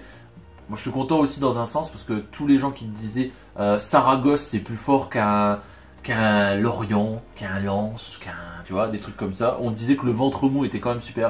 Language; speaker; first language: French; native; French